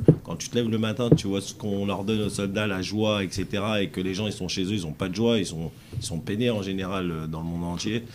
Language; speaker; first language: French; native; French